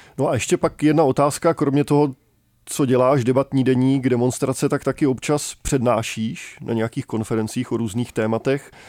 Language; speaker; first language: Czech; native; Czech